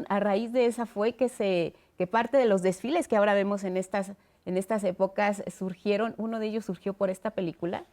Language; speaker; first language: Spanish; native; Spanish